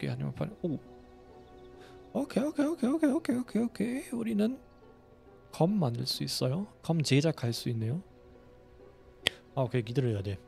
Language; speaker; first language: Korean; non-native, fluent; German